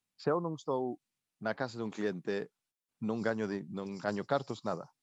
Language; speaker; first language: Galician; non-native, local second language; Spanish